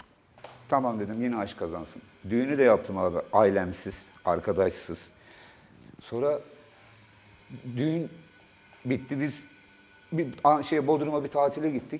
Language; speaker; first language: Turkish; native; Turkish